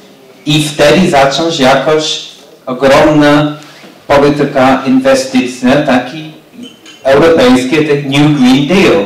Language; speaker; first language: Polish; non-native, learner; English